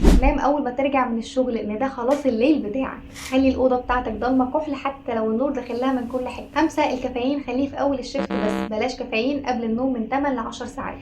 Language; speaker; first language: Arabic; native; Arabic